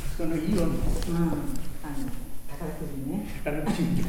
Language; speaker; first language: Japanese; non-native, learner; English